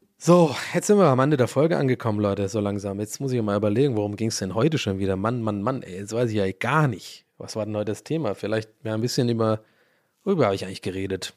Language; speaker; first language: German; early bilingual, other home language; English